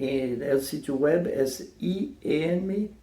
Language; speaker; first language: Spanish; non-native, fluent; English